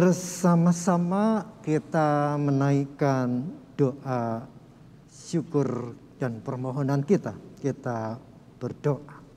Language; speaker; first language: Indonesian; native; Indonesian